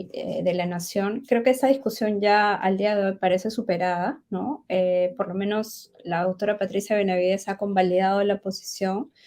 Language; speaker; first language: Spanish; native; Spanish